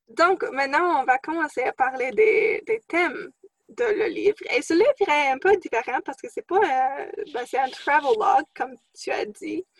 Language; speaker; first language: French; non-native, fluent; English